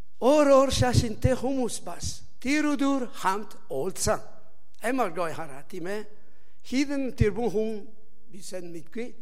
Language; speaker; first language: Mongolian; non-native, learner; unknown